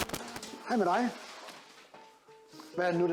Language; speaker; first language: Danish; native; Danish